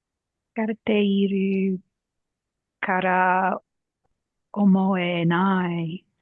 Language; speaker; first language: Japanese; non-native, learner; English